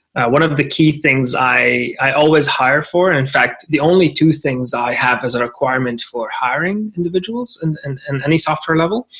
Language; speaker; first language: English; non-native, fluent; Arabic